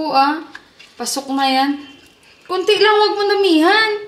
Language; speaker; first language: Filipino; native; Filipino